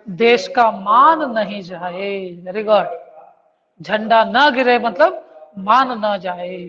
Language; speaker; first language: Hindi; non-native, local second language; Kannada